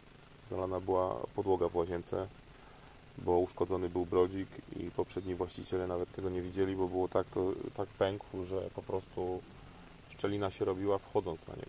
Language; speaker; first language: Polish; native; Polish